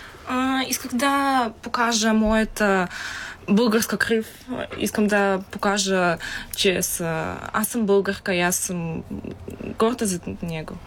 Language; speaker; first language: Bulgarian; early bilingual, heritage; Bulgarian